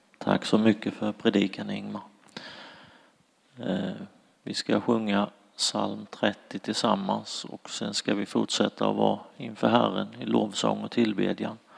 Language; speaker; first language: Swedish; native; Swedish